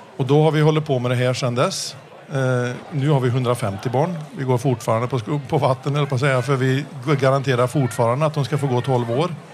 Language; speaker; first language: Swedish; early bilingual, heritage; Swedish